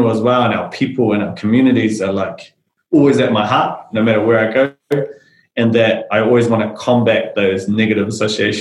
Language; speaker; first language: English; native; English